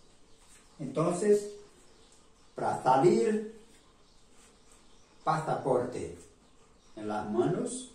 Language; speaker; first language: Spanish; non-native, learner; Portuguese